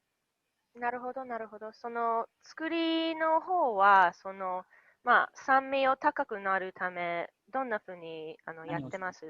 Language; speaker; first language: Japanese; non-native, fluent; English